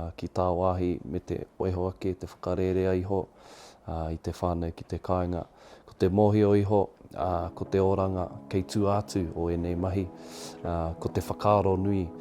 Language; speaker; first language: Māori; native; Māori